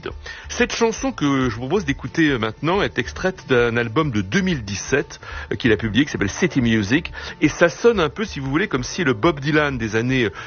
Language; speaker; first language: French; native; French